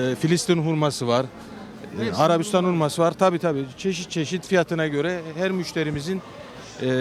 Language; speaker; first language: Turkish; native; Turkish